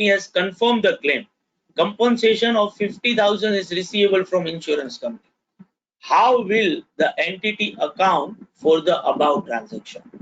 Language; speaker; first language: English; non-native, local second language; Gujarati